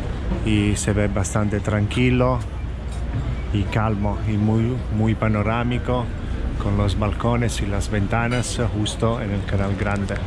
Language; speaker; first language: Spanish; non-native, fluent; Italian